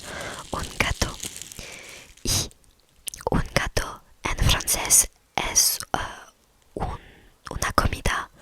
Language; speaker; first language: Spanish; non-native, learner; French